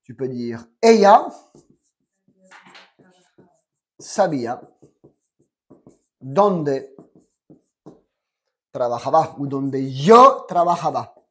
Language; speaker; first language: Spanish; non-native, fluent; French